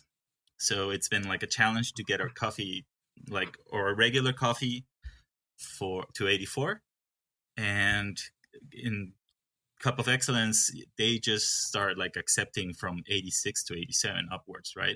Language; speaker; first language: English; non-native, fluent; Spanish